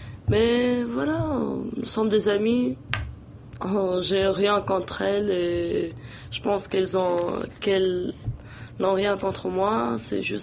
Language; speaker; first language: French; non-native, local second language; Arabic